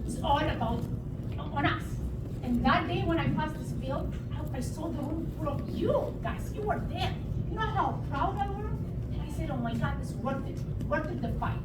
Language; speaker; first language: English; non-native, local second language; Hebrew